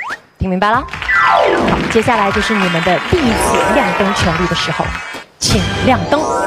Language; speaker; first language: Chinese; native; Chinese